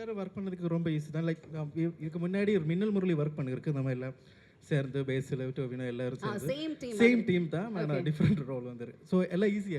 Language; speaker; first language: Tamil; non-native, fluent; Malayalam